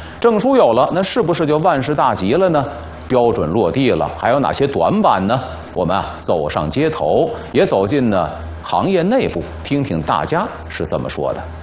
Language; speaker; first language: Chinese; native; Chinese